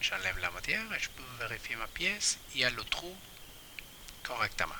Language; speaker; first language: French; non-native, fluent; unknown